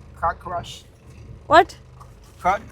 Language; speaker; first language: English; non-native, learner; Spanish